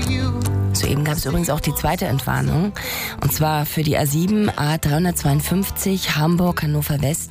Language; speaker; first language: German; native; German